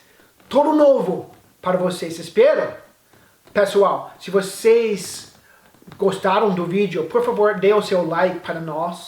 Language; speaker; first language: Portuguese; non-native, fluent; English